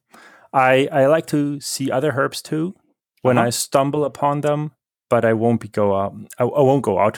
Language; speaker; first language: English; non-native, fluent; German